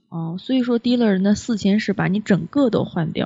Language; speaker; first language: Chinese; native; Chinese